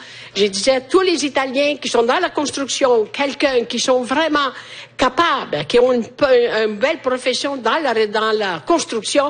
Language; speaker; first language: French; non-native, fluent; Italian